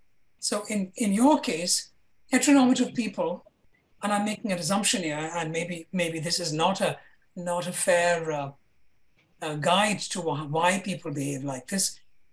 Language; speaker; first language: English; non-native, local second language; Malayalam